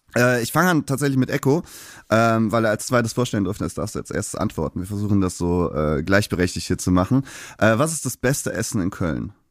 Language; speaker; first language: German; native; German